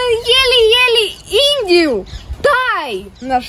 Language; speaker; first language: Russian; early bilingual, heritage; Russian